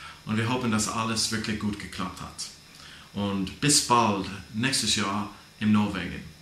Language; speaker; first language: German; non-native, learner; Norwegian